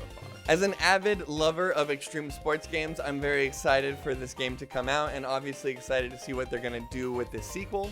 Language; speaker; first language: English; native; English